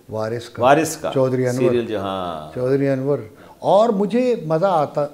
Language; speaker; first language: Urdu; non-native, local second language; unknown